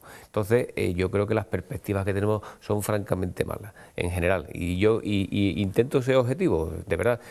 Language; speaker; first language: Spanish; native; Spanish